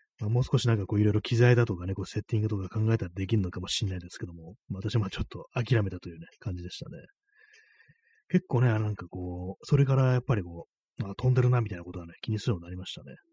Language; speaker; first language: Japanese; native; Japanese